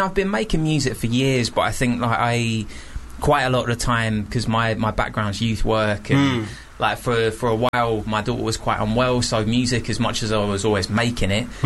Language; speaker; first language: English; native; English